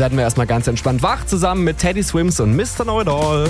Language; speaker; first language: German; native; German